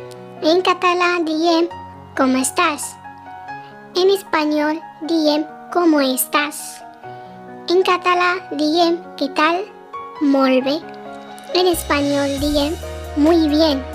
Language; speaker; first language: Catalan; non-native, learner; Arabic